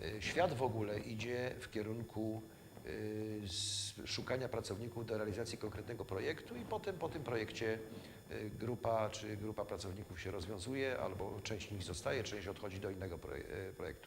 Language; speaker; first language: Polish; native; Polish